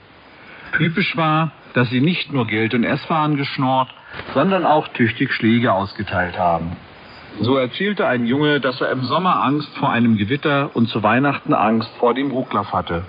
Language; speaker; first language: German; native; German